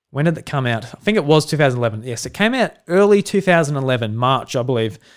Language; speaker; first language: English; native; English